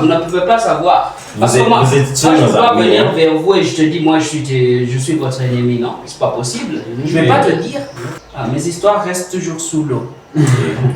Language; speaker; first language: French; non-native, learner; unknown